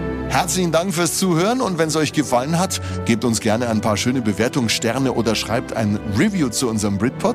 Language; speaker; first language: German; native; German